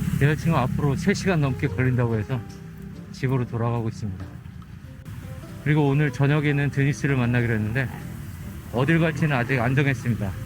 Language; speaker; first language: Korean; native; Korean